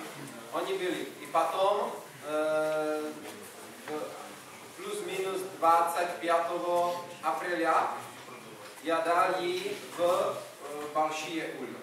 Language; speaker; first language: Russian; non-native, learner; Czech